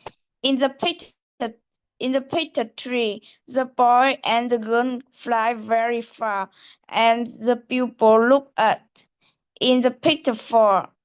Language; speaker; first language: English; non-native, learner; Vietnamese